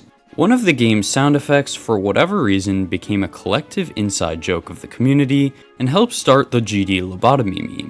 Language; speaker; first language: English; native; English